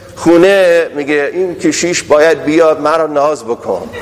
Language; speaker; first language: Persian; non-native, fluent; English